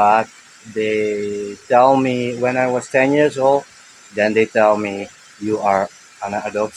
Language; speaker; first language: English; early bilingual, heritage; Dutch